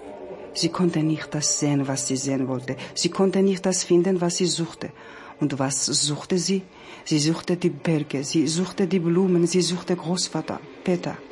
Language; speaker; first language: German; non-native, learner; Georgian